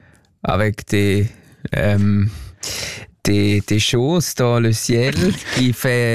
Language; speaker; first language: French; non-native, learner; German